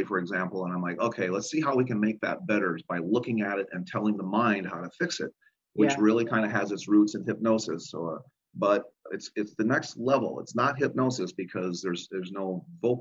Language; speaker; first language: English; native; English